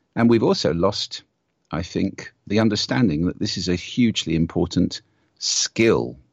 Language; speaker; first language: English; native; English